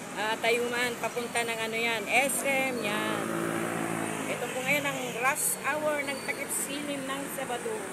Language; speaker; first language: Filipino; non-native, local second language; Iloko